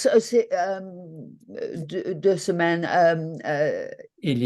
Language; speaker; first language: French; non-native, learner; English